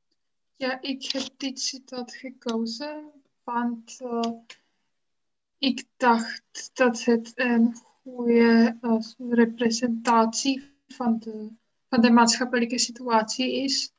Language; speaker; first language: Dutch; non-native, fluent; Czech